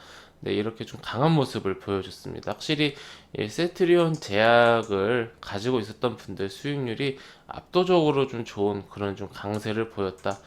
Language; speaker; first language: Korean; native; Korean